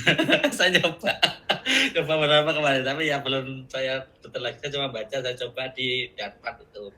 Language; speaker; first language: Indonesian; native; Indonesian